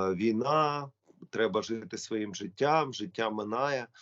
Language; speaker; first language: Ukrainian; non-native, local second language; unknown